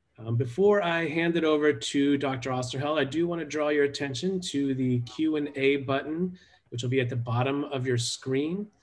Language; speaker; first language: English; native; English